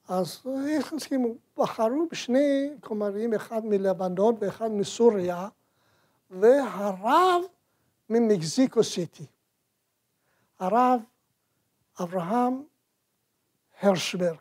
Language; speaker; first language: Hebrew; non-native, fluent; Persian